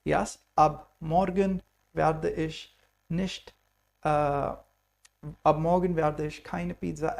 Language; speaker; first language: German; non-native, fluent; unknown